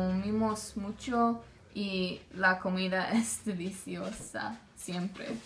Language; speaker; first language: Spanish; non-native, learner; English